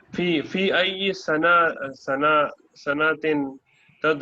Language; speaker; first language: Arabic; non-native, learner; Urdu